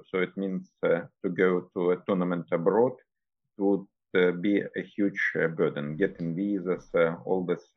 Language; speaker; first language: English; non-native, fluent; Russian